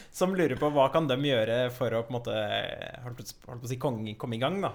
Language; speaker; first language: Norwegian; native; Norwegian